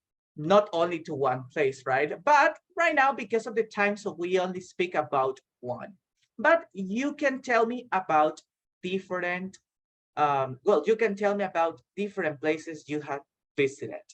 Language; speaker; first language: English; non-native, fluent; Spanish